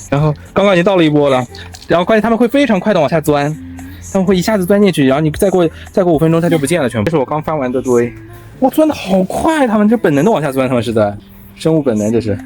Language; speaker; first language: Chinese; native; Chinese